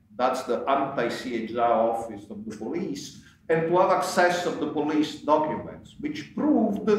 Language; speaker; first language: English; non-native, fluent; Italian